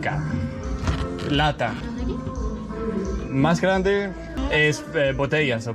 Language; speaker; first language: Spanish; non-native, learner; Danish